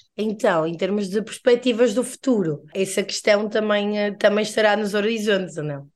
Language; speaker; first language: Portuguese; native; Portuguese